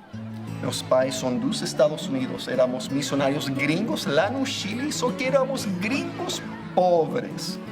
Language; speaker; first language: Portuguese; non-native, fluent; English